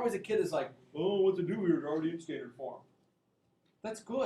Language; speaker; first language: English; native; English